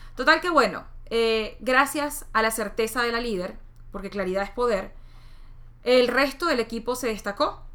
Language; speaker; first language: Spanish; native; Spanish